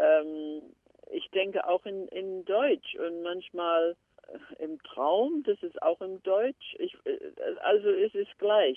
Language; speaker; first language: German; early bilingual, heritage; German